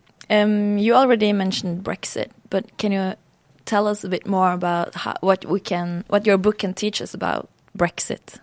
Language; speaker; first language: English; non-native, fluent; Norwegian